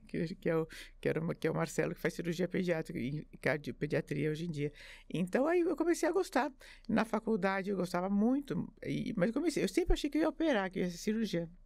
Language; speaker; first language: Portuguese; early bilingual, other home language; French